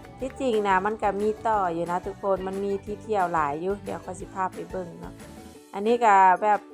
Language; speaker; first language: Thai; non-native, local second language; Lao